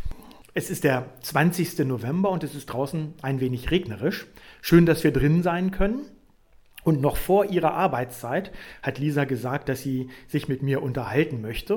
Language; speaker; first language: German; native; German